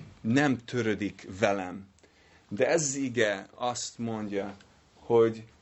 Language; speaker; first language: Hungarian; non-native, learner; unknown